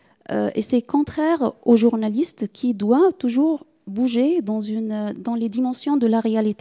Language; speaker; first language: French; non-native, fluent; Arabic